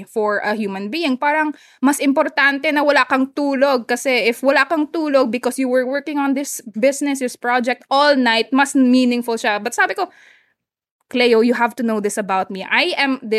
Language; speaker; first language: English; non-native, local second language; Hiligaynon